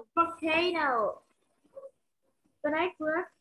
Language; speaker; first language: English; non-native, learner; Vietnamese